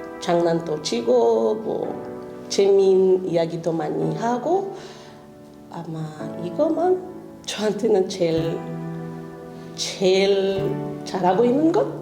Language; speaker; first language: Korean; non-native, learner; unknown